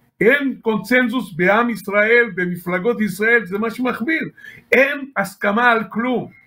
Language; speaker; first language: Hebrew; non-native, fluent; Georgian